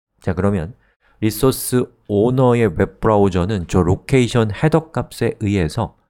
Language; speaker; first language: Korean; native; Korean